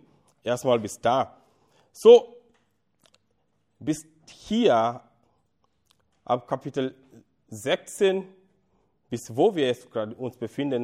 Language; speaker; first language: German; non-native, fluent; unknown